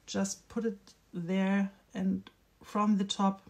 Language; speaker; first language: English; non-native, fluent; German